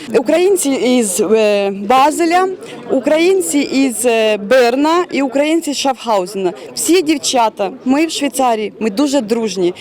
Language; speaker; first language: Ukrainian; native; Ukrainian